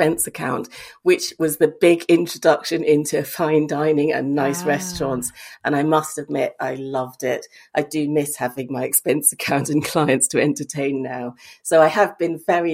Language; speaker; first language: English; native; English